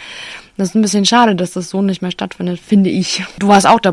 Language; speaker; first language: German; native; German